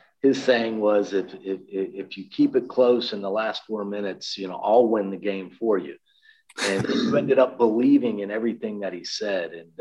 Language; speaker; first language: English; native; English